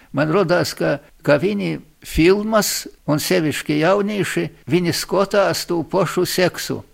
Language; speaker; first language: Latvian; native; Latvian